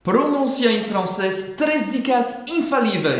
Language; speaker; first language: Portuguese; non-native, fluent; French